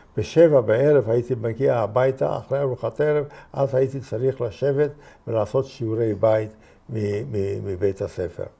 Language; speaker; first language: Hebrew; non-native, fluent; Hungarian